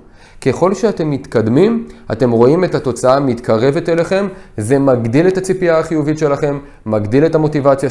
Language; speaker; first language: Hebrew; native; Hebrew